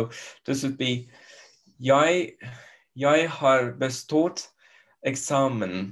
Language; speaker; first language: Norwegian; non-native, learner; Turkish